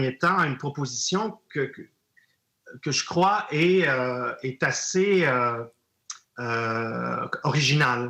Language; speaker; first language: French; native; French